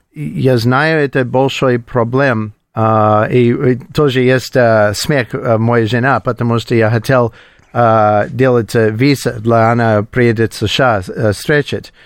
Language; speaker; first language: Russian; non-native, learner; English